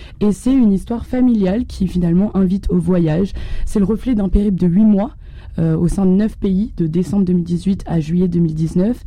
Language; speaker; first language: French; native; French